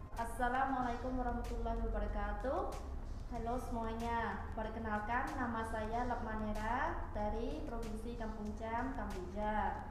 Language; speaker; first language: Indonesian; non-native, fluent; Khmer